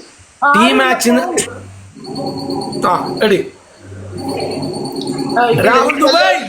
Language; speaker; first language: Malayalam; native; Malayalam